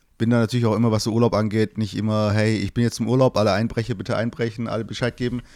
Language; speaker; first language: German; early bilingual, other home language; Turkish